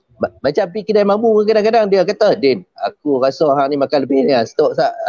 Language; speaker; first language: Malay; native; Malay